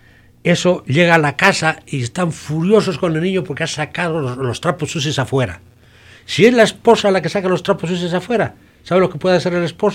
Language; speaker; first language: Spanish; native; Spanish